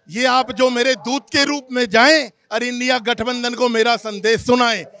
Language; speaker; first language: Hindi; native; Hindi